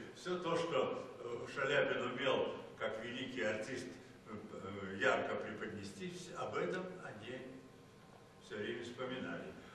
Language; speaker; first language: Russian; native; Russian